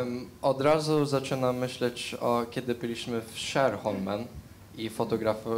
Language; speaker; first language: Polish; early bilingual, heritage; Polish